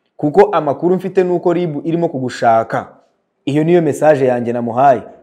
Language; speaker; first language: Kinyarwanda; early bilingual, heritage; Kinyarwanda